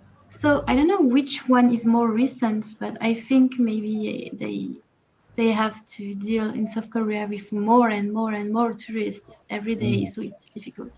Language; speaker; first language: English; non-native, learner; French